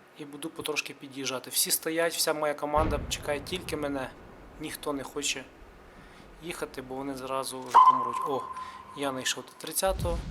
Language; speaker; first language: Ukrainian; non-native, local second language; Russian